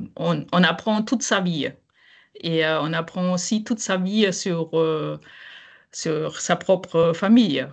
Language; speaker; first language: French; non-native, fluent; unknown